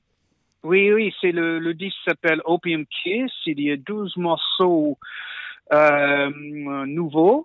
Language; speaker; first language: French; non-native, fluent; English